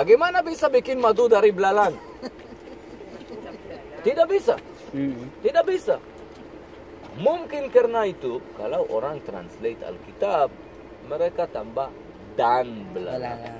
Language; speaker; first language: Indonesian; non-native, learner; Hebrew